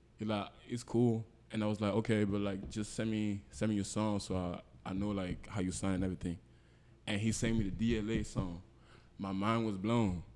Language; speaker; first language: English; non-native, local second language; French